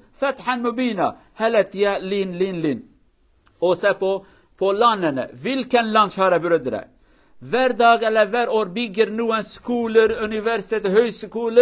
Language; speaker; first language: Norwegian; non-native, learner; Kurdish